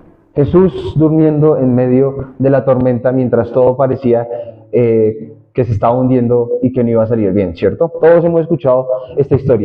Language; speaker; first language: Spanish; native; Spanish